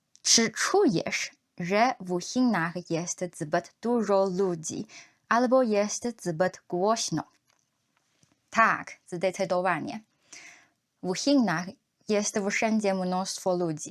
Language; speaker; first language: Polish; non-native, learner; Chinese